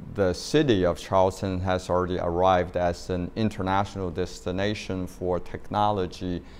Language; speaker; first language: English; non-native, fluent; Chinese